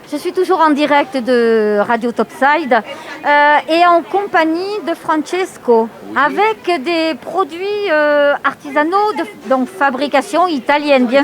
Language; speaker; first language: French; native; French